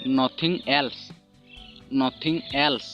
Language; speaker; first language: English; non-native, local second language; Odia